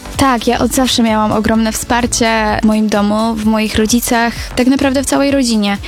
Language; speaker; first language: Polish; native; Polish